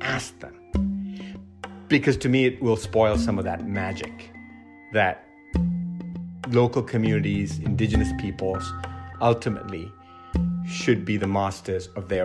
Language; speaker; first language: English; non-native, local second language; Tamil